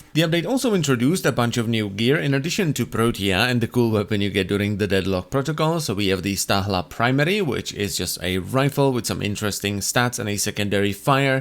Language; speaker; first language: English; non-native, fluent; Czech